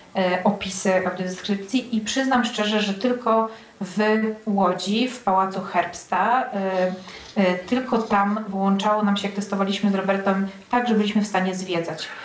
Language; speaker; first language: Polish; native; Polish